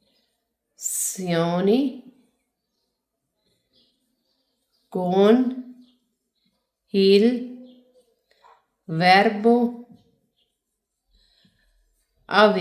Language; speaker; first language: Italian; non-native, fluent; Urdu